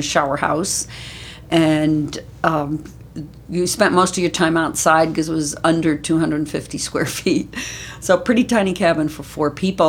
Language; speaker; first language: English; native; English